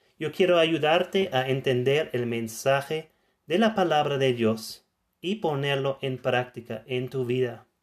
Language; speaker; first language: Spanish; non-native, fluent; German